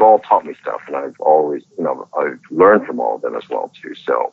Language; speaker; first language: English; non-native, local second language; Cantonese